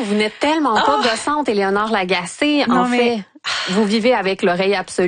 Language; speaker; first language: French; native; French